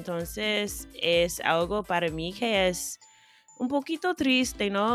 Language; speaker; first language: Spanish; non-native, fluent; English